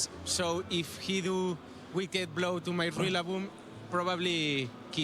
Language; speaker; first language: English; non-native, learner; Spanish